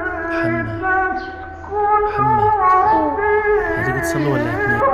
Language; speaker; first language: Arabic; native; Arabic